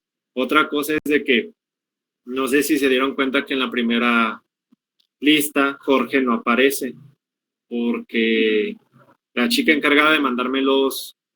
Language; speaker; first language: Spanish; native; Spanish